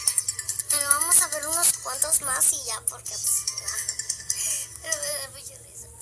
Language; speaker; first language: Spanish; native; Spanish